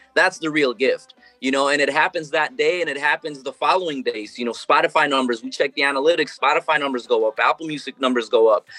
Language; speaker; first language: English; early bilingual, other home language; Spanish